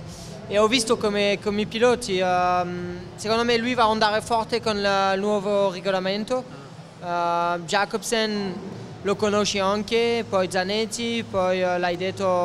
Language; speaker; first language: Italian; non-native, fluent; French